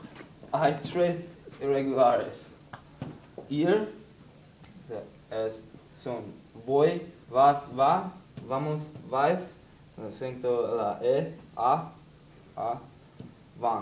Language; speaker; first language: Spanish; non-native, learner; English